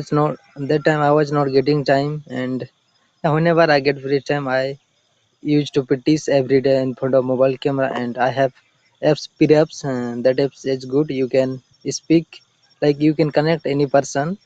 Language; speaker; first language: English; non-native, learner; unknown